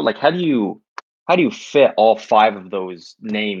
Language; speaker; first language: English; native; English